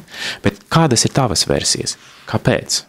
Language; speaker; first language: Latvian; non-native, local second language; Russian